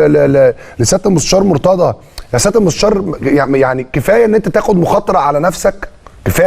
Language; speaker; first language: Arabic; native; Arabic